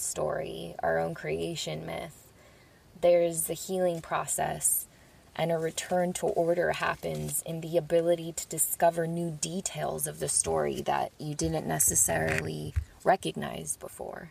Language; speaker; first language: English; early bilingual, other home language; Spanish